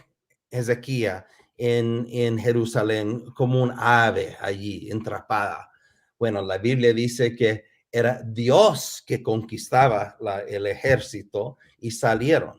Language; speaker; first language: Spanish; non-native, fluent; English